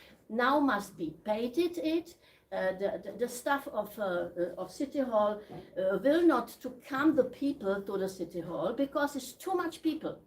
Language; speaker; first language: English; non-native, learner; Czech